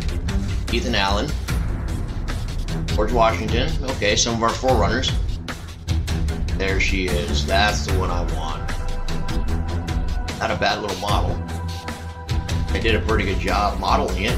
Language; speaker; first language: English; native; English